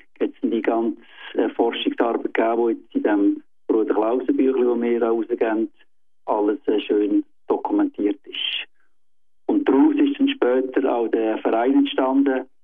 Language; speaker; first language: German; native; German